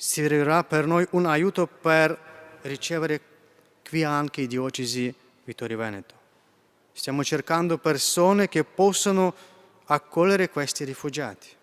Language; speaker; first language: Italian; non-native, fluent; Ukrainian